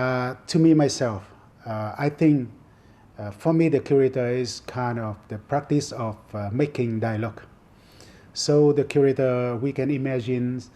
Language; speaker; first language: English; non-native, fluent; Vietnamese